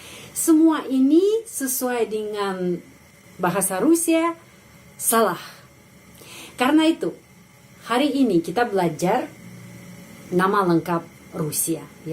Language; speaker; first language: Indonesian; non-native, fluent; Russian